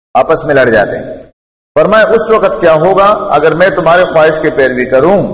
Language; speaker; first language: Urdu; non-native, local second language; Pashto